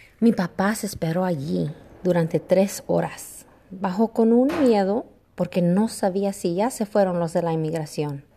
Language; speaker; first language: Spanish; early bilingual, heritage; Spanish